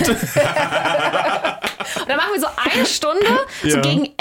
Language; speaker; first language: German; native; German